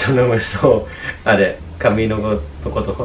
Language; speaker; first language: Japanese; non-native, fluent; Vietnamese